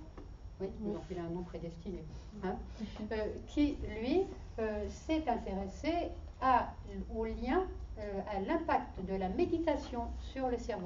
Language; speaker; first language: French; native; French